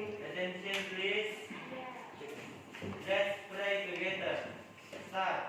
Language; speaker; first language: English; non-native, learner; Indonesian